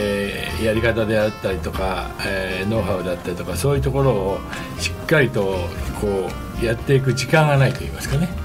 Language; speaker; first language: Japanese; native; Japanese